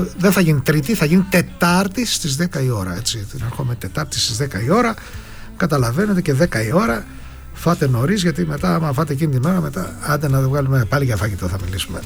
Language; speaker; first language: Greek; native; Greek